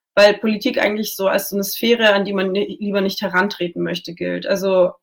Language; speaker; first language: German; non-native, local second language; Russian